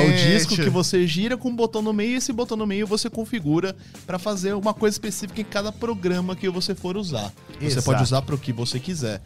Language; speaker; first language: Portuguese; native; Portuguese